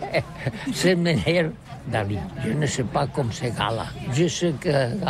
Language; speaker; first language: French; non-native, learner; Catalan